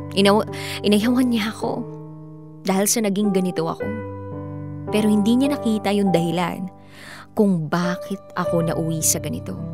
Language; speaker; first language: Filipino; native; Filipino